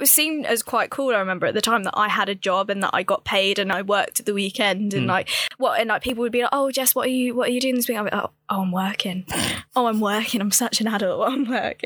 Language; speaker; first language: English; native; English